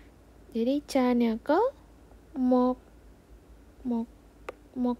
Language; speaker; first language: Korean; non-native, fluent; Indonesian